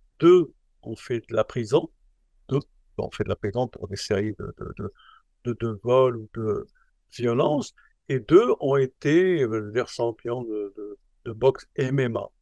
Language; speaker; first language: French; non-native, local second language; Arabic